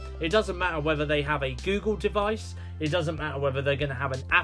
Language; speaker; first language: English; native; English